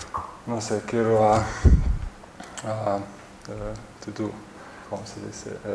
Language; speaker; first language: Spanish; non-native, learner; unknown